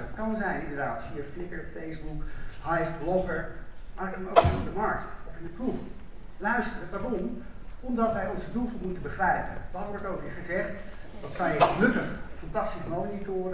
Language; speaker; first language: Dutch; native; Dutch